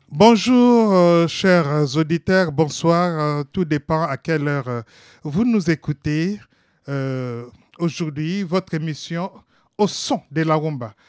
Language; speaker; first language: French; non-native, local second language; Lingala